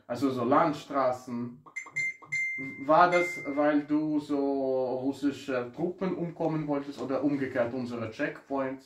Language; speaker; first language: German; non-native, fluent; Ukrainian